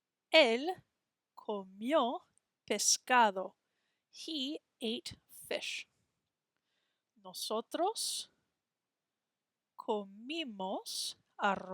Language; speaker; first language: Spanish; non-native, fluent; English